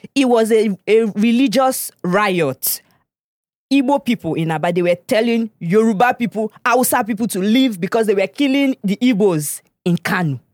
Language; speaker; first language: English; non-native, local second language; Igbo